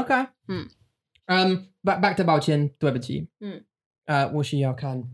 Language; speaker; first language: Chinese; non-native, learner; English